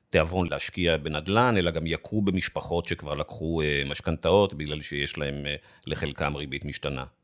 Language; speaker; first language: Hebrew; native; Hebrew